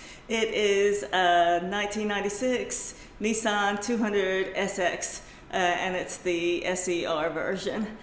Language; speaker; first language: English; native; English